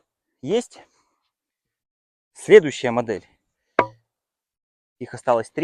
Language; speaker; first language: Russian; native; Russian